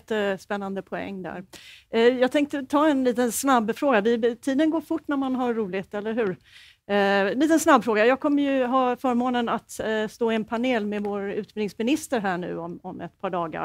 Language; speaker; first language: Swedish; native; Swedish